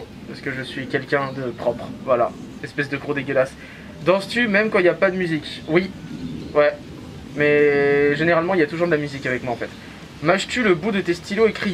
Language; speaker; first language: French; native; French